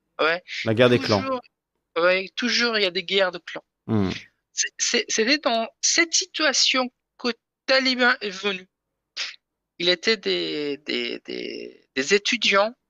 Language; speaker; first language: French; non-native, learner; Persian